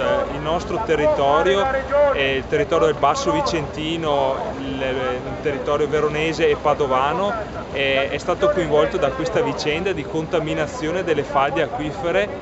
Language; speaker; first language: Italian; native; Italian